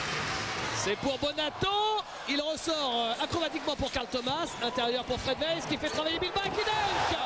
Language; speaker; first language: French; native; French